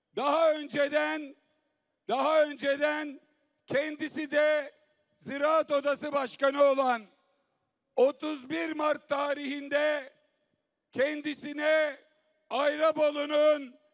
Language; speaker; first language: Turkish; native; Turkish